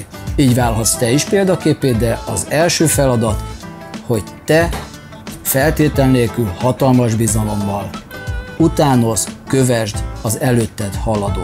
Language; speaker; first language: Hungarian; native; Hungarian